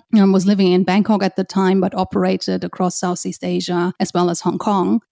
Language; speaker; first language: English; non-native, fluent; German